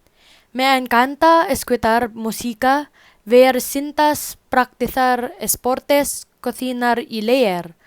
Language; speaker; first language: Spanish; non-native, learner; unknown